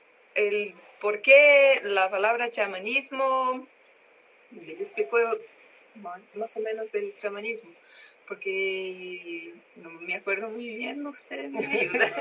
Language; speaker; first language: Spanish; non-native, learner; Portuguese